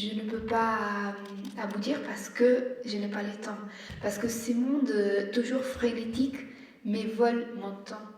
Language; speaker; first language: French; non-native, fluent; Italian